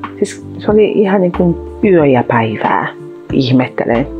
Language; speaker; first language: Finnish; non-native, fluent; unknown